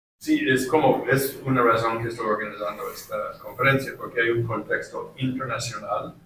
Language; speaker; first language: Spanish; non-native, fluent; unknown